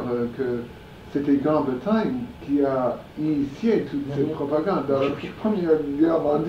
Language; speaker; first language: French; non-native, fluent; English